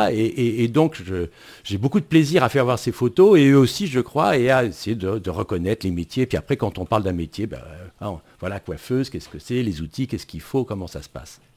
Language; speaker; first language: French; native; French